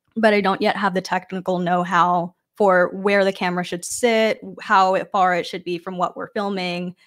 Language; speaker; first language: English; native; English